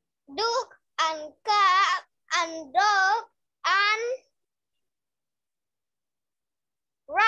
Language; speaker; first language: English; non-native, learner; Spanish